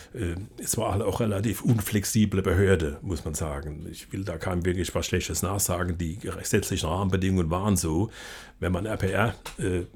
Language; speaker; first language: German; native; German